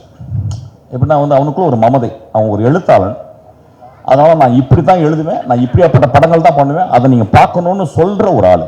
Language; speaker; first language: Tamil; native; Tamil